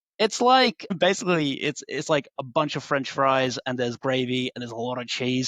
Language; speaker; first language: English; native; English